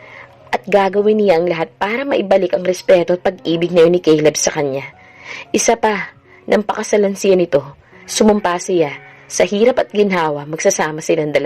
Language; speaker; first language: Filipino; native; Filipino